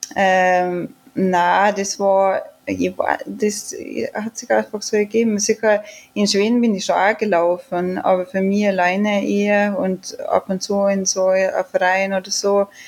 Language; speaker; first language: German; non-native, fluent; Swedish